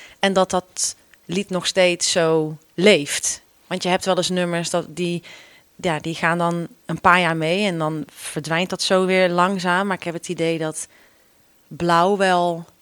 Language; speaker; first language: Dutch; native; Dutch